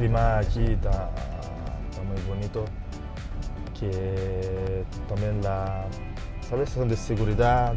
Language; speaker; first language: Spanish; non-native, fluent; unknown